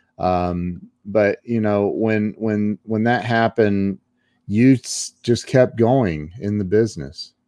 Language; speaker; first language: English; native; English